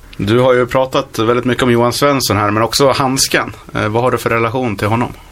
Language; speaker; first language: Swedish; native; Swedish